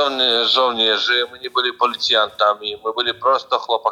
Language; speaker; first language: Polish; non-native, learner; Ukrainian